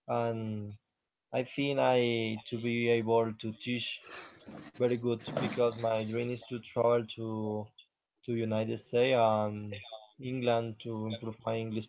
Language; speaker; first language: English; non-native, learner; Spanish